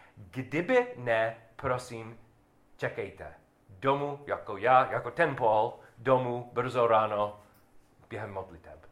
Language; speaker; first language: Czech; non-native, learner; English